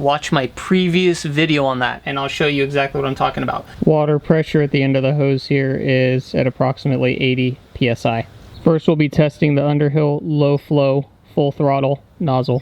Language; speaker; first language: English; native; English